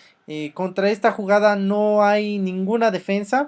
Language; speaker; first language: Spanish; native; Spanish